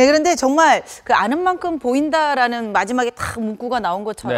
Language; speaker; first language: Korean; native; Korean